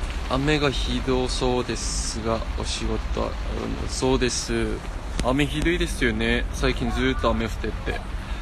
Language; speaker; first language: Japanese; non-native, fluent; Korean